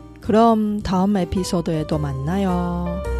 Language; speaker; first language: Korean; non-native, fluent; Chinese